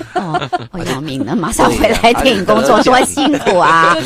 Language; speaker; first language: Chinese; native; Chinese